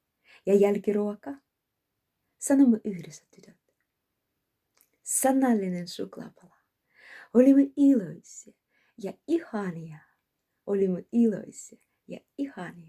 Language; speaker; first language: Finnish; non-native, learner; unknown